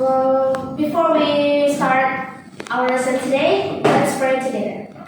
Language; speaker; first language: English; non-native, fluent; Indonesian